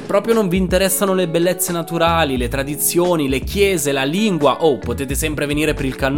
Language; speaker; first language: Italian; native; Italian